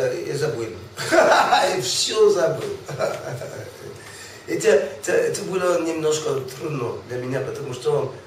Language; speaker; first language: Russian; non-native, learner; French